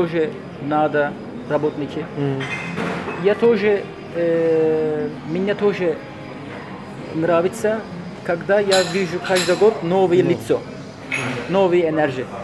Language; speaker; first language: Russian; non-native, local second language; Turkish